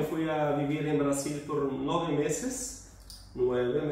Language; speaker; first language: Spanish; non-native, fluent; Portuguese